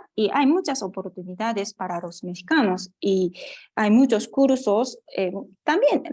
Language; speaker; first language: Spanish; non-native, fluent; Japanese